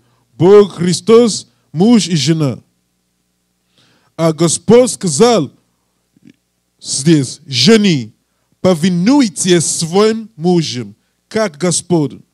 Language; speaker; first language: Russian; non-native, learner; English